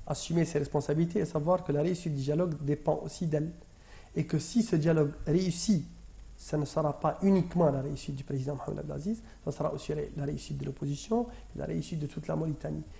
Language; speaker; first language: French; non-native, local second language; Arabic